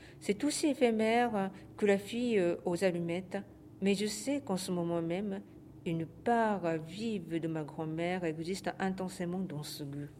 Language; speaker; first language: French; non-native, fluent; Japanese